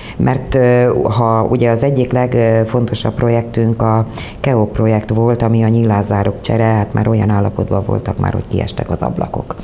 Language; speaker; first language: Hungarian; native; Hungarian